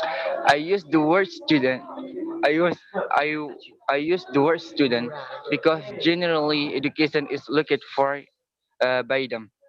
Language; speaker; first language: English; non-native, learner; Indonesian